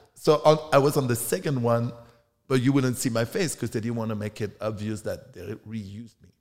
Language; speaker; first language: English; non-native, fluent; French